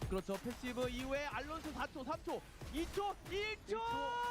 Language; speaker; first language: Korean; native; Korean